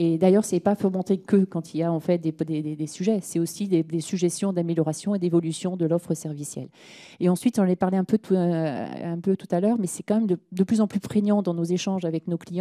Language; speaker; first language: French; native; French